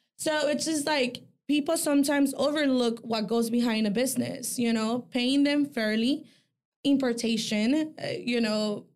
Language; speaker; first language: English; early bilingual, other home language; Spanish